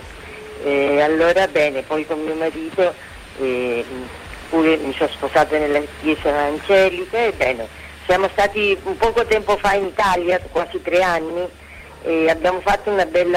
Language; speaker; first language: Italian; native; Italian